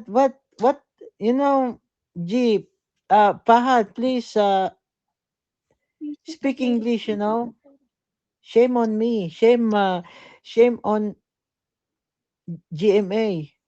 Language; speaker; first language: English; non-native, learner; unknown